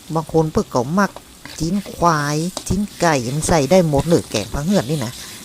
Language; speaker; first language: Thai; native; Thai